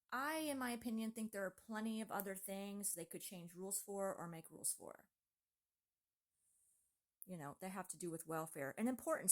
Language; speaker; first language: English; native; English